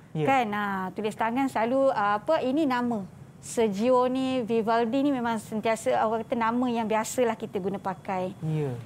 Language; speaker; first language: Malay; native; Malay